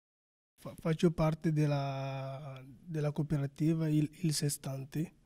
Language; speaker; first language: Italian; non-native, learner; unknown